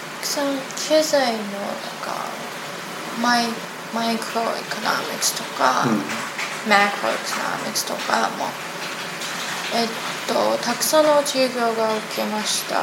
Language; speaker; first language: Japanese; non-native, learner; Chinese